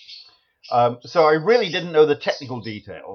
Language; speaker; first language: English; native; English